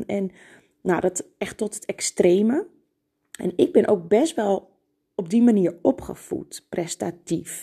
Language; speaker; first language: Dutch; native; Dutch